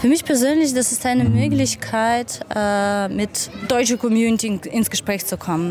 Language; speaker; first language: German; non-native, fluent; Ukrainian